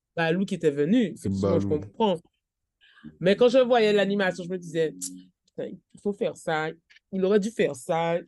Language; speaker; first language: French; native; French